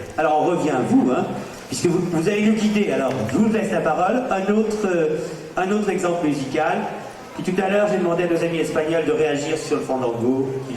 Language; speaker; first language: French; native; French